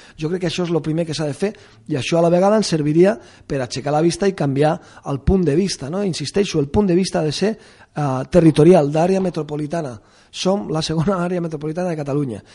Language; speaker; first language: Catalan; non-native, local second language; Spanish